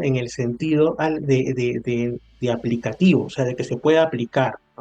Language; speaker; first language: Spanish; native; Spanish